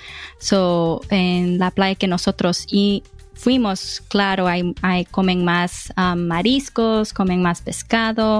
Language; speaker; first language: Spanish; early bilingual, heritage; Spanish